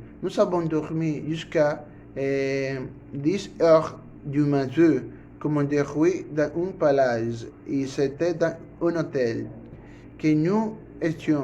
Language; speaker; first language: French; non-native, learner; Spanish